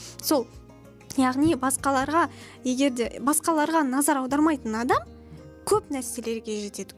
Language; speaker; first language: Kazakh; non-native, local second language; Russian